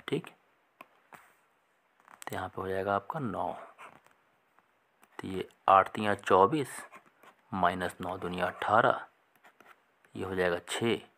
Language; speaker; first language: Hindi; native; Hindi